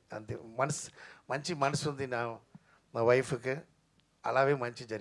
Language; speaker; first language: Telugu; non-native, fluent; Tamil